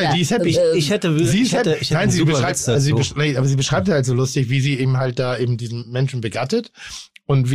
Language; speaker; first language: German; native; German